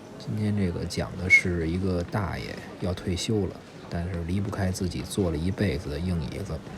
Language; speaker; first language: Chinese; native; Chinese